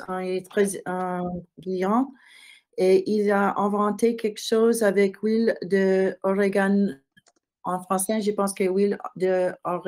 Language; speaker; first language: French; non-native, learner; English